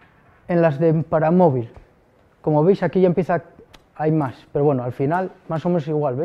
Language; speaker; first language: Spanish; native; Spanish